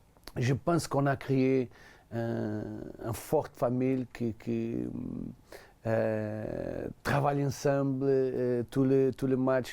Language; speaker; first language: French; non-native, learner; Portuguese